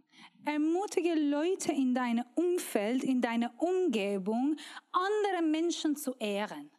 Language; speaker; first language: German; non-native, learner; Persian